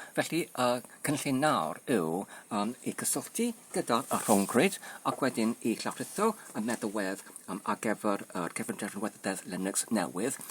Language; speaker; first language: Welsh; non-native, learner; Polish